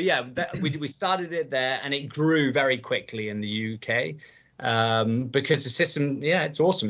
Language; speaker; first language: English; native; English